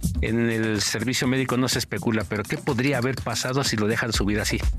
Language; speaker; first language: Spanish; native; Spanish